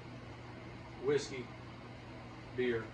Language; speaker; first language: English; native; English